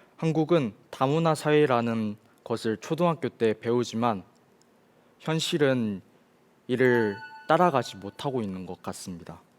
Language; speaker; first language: Korean; early bilingual, other home language; Chinese